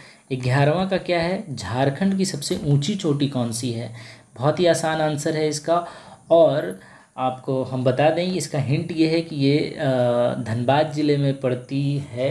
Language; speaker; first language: Hindi; native; Hindi